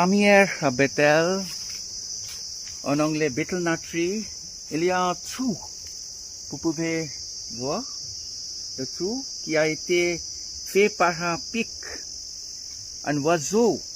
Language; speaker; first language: French; non-native, fluent; Bangla